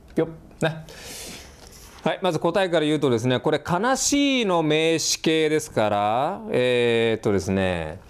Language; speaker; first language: Japanese; native; Japanese